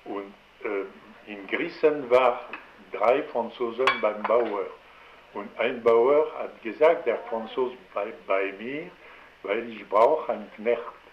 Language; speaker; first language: German; non-native, learner; French